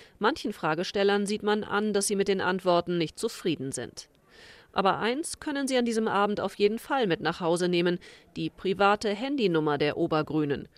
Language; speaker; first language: German; native; German